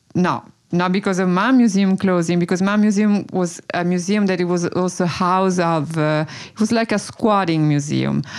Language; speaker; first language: English; non-native, fluent; Italian